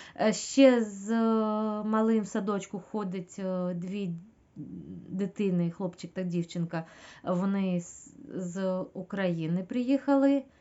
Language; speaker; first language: Ukrainian; non-native, local second language; Russian